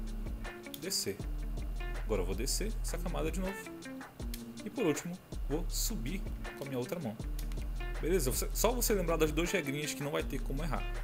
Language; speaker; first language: Portuguese; native; Portuguese